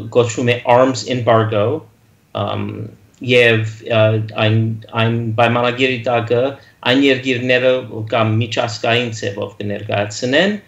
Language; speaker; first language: Armenian; early bilingual, heritage; Armenian